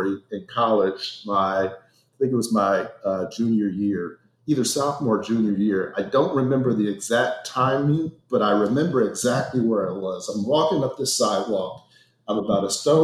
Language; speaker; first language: English; native; English